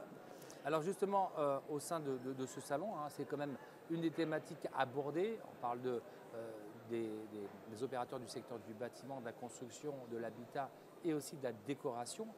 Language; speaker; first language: French; non-native, local second language; Arabic